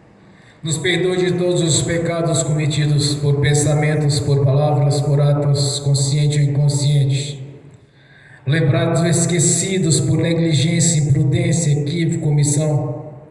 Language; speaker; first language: Portuguese; native; Portuguese